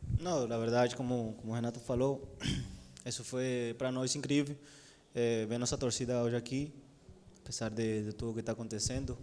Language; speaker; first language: Portuguese; non-native, fluent; Spanish